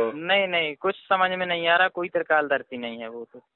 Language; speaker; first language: Hindi; native; Hindi